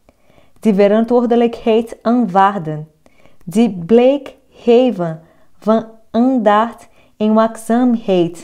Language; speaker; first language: Dutch; non-native, fluent; Portuguese